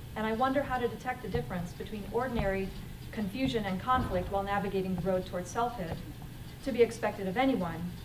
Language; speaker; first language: English; native; English